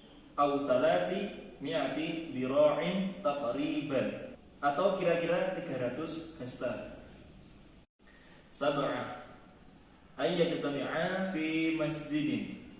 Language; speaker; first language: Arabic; non-native, learner; Indonesian